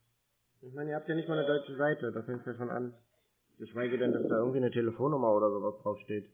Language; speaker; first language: German; native; German